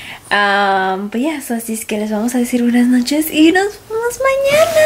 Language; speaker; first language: Spanish; early bilingual, heritage; Spanish